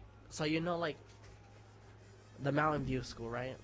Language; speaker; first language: English; early bilingual, other home language; Spanish